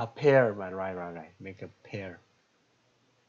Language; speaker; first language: English; non-native, learner; Korean